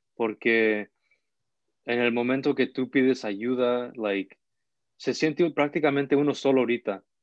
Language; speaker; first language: Spanish; early bilingual, heritage; Spanish